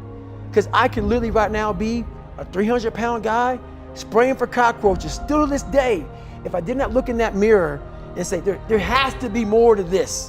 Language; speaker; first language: English; native; English